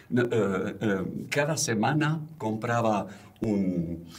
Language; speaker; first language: Spanish; non-native, fluent; French